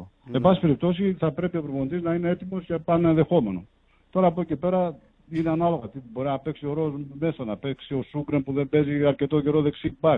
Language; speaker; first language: Greek; native; Greek